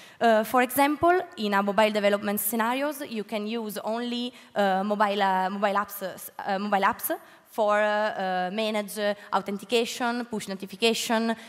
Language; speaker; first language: English; non-native, learner; Italian